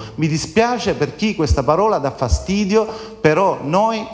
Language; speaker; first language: Italian; native; Italian